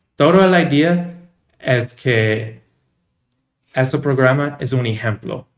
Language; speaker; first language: Spanish; non-native, fluent; English